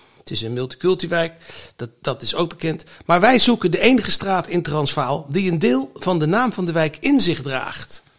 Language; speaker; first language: Dutch; native; Dutch